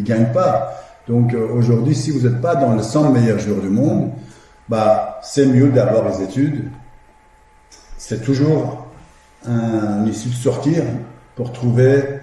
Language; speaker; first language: French; non-native, fluent; Persian